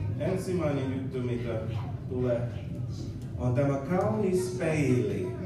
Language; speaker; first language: Finnish; non-native, learner; English